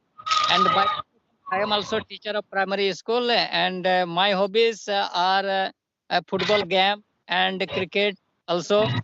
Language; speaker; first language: English; non-native, learner; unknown